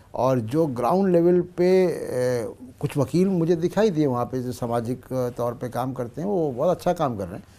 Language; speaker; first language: Hindi; native; Hindi